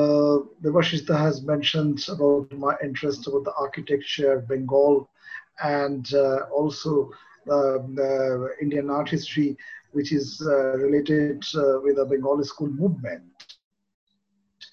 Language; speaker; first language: English; non-native, local second language; Bangla